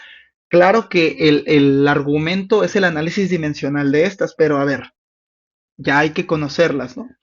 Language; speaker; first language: Spanish; native; Spanish